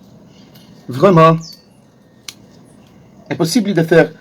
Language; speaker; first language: French; non-native, learner; Portuguese